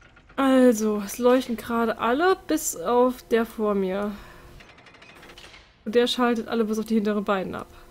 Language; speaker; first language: German; native; German